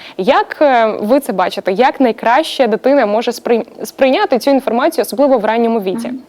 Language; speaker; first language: Ukrainian; native; Ukrainian